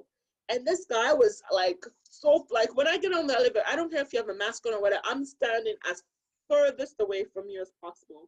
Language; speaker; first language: English; non-native, local second language; Akan